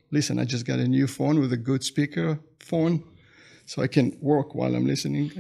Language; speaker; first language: English; non-native, fluent; Hebrew